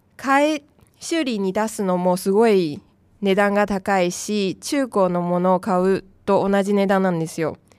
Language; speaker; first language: Japanese; non-native, fluent; Chinese